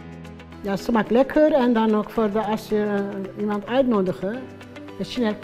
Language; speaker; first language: Dutch; non-native, learner; Turkish